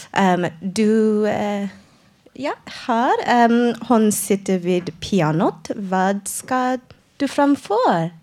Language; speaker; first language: Swedish; non-native, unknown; English